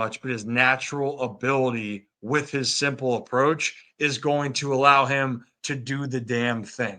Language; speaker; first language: English; native; English